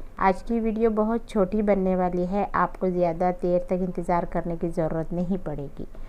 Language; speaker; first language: Hindi; native; Hindi